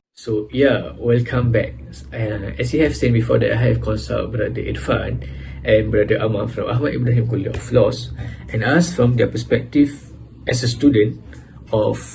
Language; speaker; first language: English; non-native, local second language; Malay